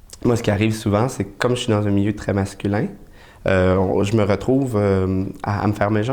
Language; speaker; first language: French; native; French